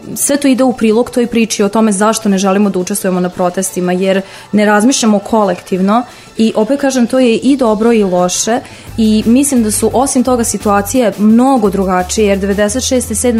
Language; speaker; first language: Serbian; native; Serbian